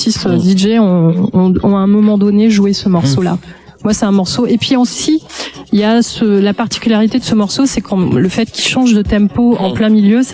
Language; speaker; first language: French; native; French